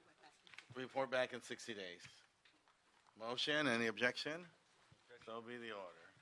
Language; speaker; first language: English; native; English